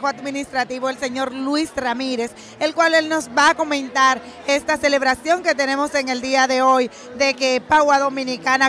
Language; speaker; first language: Spanish; native; Spanish